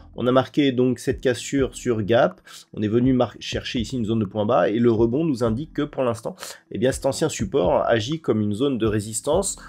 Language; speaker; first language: French; native; French